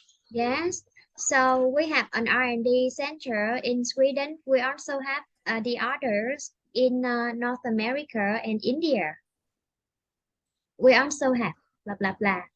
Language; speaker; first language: English; non-native, fluent; Vietnamese